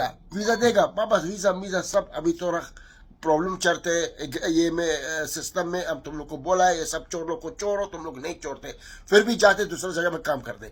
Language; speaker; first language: Hindi; non-native, learner; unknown